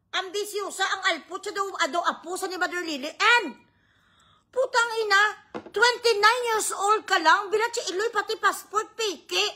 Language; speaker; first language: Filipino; non-native, local second language; Hiligaynon